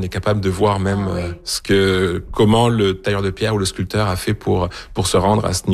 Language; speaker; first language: French; native; French